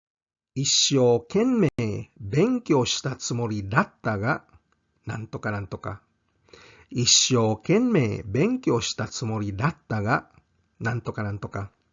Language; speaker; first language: Japanese; non-native, fluent; English